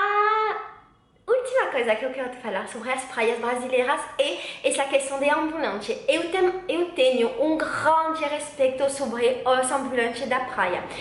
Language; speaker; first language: Portuguese; non-native, learner; French